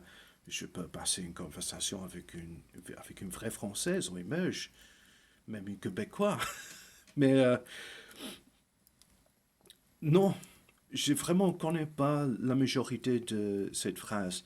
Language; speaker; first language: French; early bilingual, heritage; English